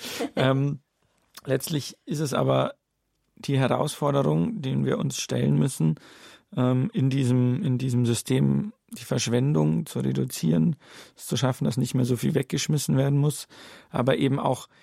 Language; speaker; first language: German; native; German